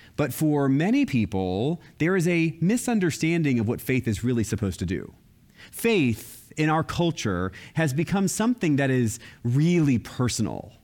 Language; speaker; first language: English; native; English